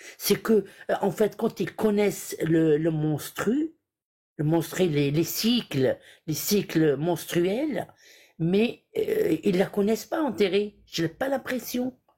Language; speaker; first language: French; early bilingual, other home language; Arabic